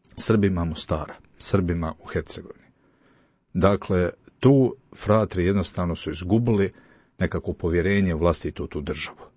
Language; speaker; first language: Croatian; native; Croatian